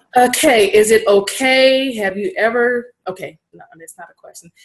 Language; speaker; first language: English; native; English